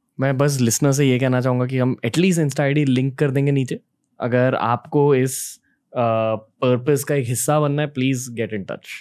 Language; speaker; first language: Hindi; native; Hindi